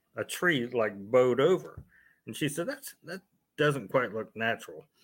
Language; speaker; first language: English; native; English